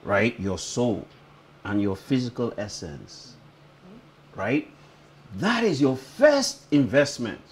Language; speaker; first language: English; non-native, local second language; Yoruba